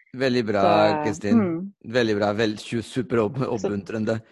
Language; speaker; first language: Norwegian; non-native, fluent; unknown